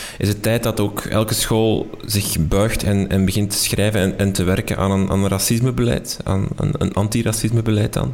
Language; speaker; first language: Dutch; native; Dutch